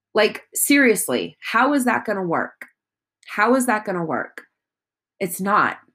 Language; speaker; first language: English; native; English